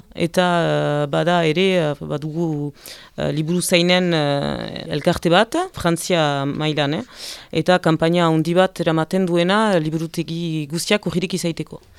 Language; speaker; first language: Basque; native; Basque